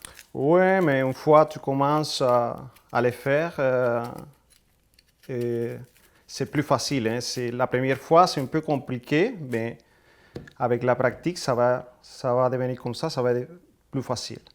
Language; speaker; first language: French; non-native, fluent; Spanish